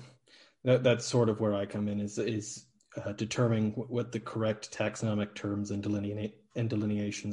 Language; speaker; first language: English; native; English